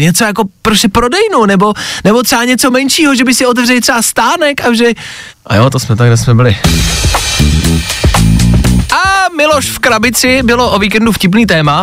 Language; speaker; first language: Czech; native; Czech